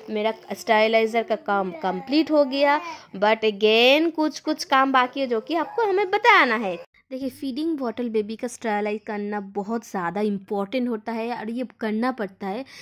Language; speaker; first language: Hindi; non-native, local second language; Bangla